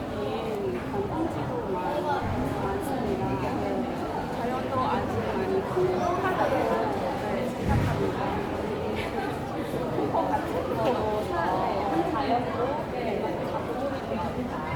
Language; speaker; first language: Korean; non-native, learner; Lao